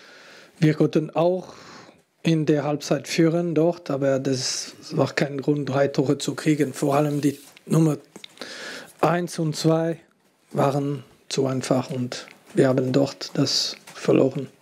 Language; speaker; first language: German; non-native, local second language; French